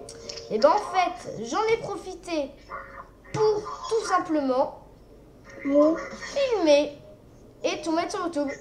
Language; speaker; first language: French; native; French